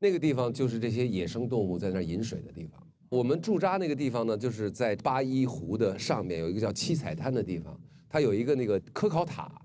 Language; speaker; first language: Chinese; native; Chinese